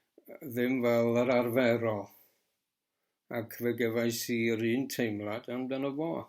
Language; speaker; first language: Welsh; native; Welsh